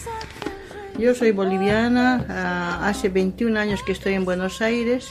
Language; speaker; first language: Spanish; non-native, local second language; Aymara